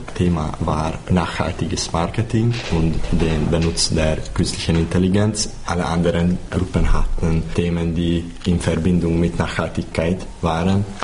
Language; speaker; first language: German; non-native, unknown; Hungarian